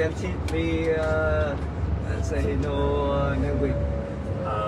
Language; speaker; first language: English; non-native, learner; Vietnamese